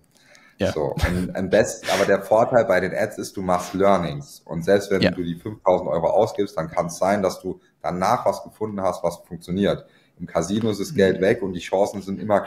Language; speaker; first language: German; native; German